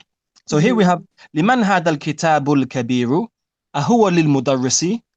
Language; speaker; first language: Arabic; non-native, fluent; English